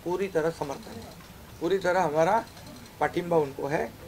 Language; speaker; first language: Hindi; non-native, local second language; Marathi